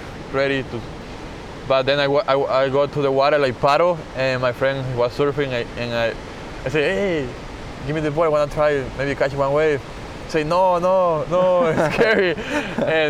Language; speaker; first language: English; non-native, learner; Spanish